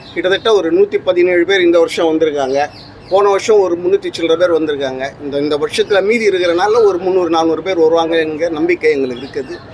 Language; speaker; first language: Tamil; native; Tamil